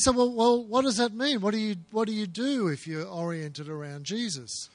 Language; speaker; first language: English; native; English